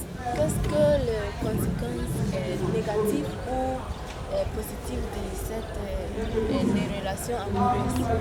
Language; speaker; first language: French; non-native, fluent; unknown